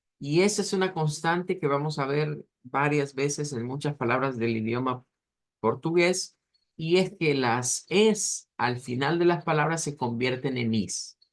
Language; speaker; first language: Spanish; native; Spanish